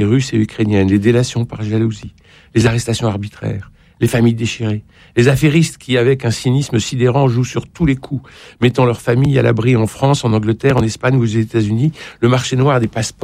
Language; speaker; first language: French; native; French